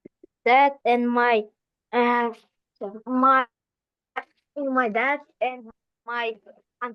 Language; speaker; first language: English; non-native, learner; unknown